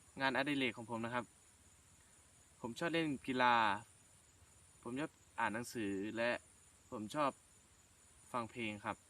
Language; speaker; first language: Thai; native; Thai